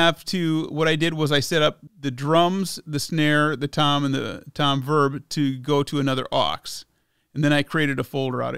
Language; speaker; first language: English; native; English